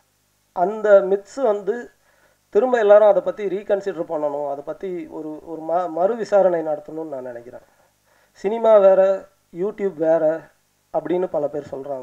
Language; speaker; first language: Tamil; native; Tamil